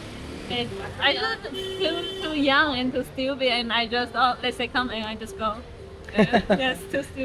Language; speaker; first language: English; non-native, learner; Chinese